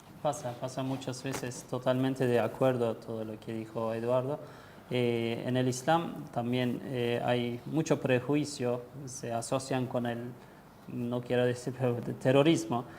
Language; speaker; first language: Spanish; non-native, learner; Turkish